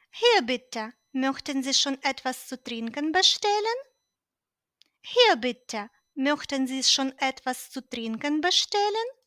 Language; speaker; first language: German; non-native, fluent; Ukrainian